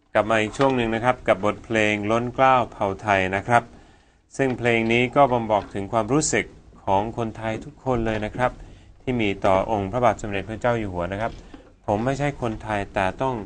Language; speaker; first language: Thai; non-native, fluent; Swedish